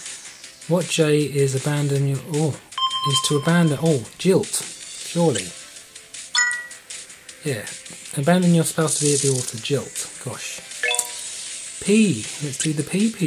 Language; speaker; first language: English; native; English